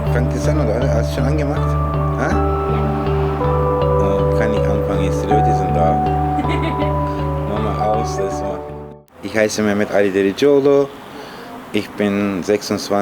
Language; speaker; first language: German; non-native, fluent; Turkish